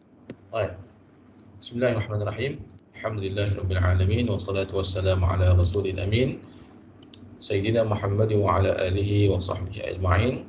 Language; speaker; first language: Arabic; non-native, fluent; Malay